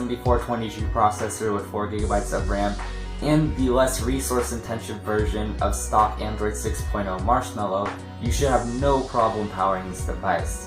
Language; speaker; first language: English; native; English